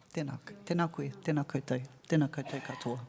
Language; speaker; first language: Māori; non-native, local second language; English